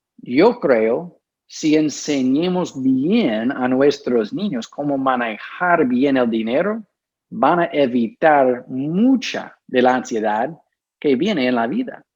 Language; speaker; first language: Spanish; non-native, fluent; English